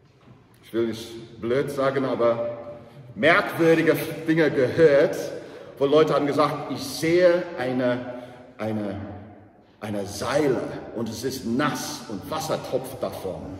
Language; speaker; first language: German; non-native, learner; English